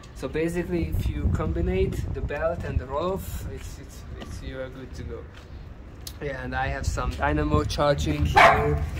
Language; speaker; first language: English; non-native, fluent; Hungarian